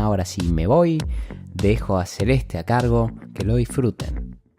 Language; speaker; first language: Spanish; native; Spanish